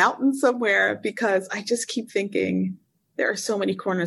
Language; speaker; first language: English; native; English